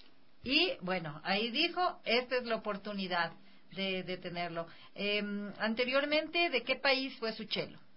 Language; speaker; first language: Spanish; native; Spanish